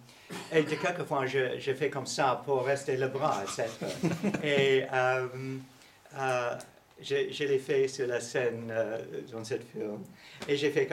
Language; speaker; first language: French; non-native, learner; English